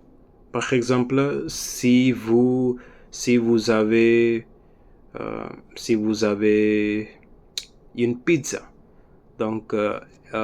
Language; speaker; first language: French; non-native, learner; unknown